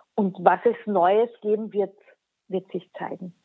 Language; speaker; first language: German; non-native, local second language; Slovenian